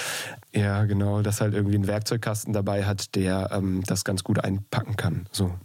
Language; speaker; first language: German; native; German